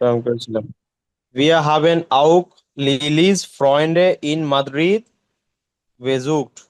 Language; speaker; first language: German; non-native, learner; Bangla